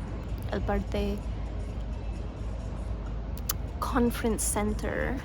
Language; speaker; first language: Spanish; non-native, fluent; English